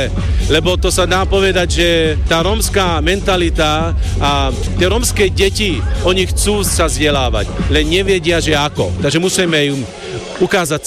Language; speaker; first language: Slovak; non-native, local second language; Romany